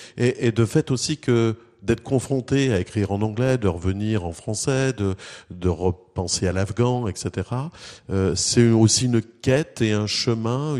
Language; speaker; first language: French; native; French